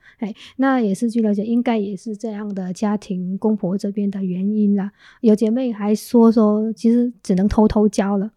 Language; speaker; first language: Chinese; non-native, fluent; Vietnamese